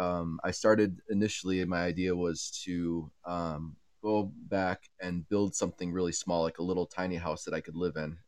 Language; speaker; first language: English; native; English